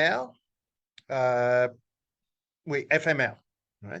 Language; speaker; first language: French; non-native, local second language; English